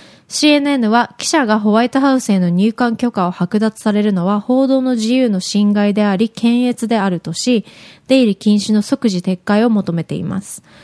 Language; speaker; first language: Japanese; native; Japanese